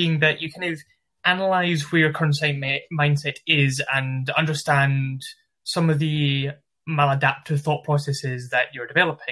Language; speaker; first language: English; native; English